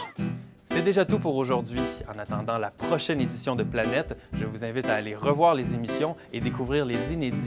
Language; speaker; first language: French; native; French